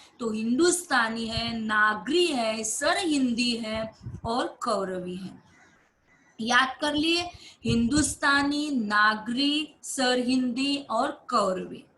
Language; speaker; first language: Hindi; non-native, local second language; Marathi